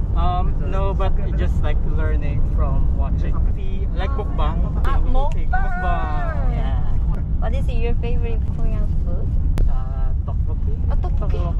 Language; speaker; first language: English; non-native, learner; Korean